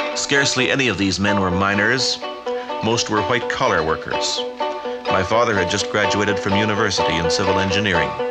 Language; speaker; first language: English; native; English